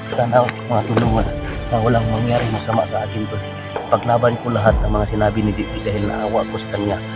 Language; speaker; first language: Filipino; non-native, local second language; Cebuano